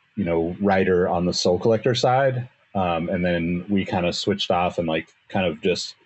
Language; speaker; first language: English; native; English